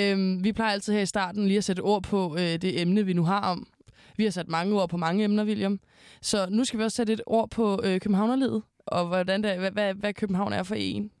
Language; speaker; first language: Danish; native; Danish